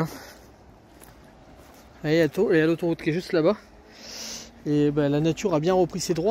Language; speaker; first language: French; native; French